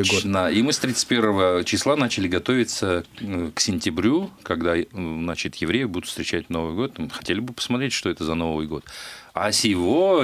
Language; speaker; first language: Russian; native; Russian